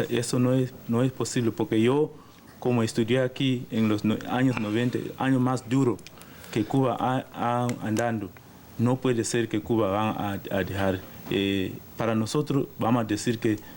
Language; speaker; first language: Spanish; non-native, learner; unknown